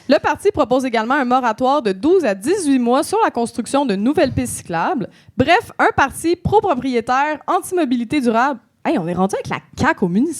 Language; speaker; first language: French; native; French